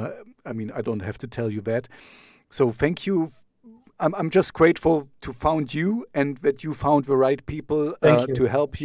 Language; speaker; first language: English; non-native, fluent; German